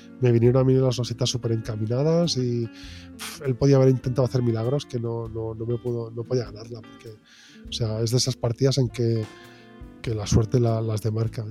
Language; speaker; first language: Spanish; native; Spanish